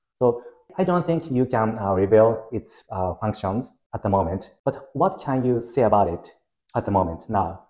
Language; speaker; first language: English; non-native, fluent; Japanese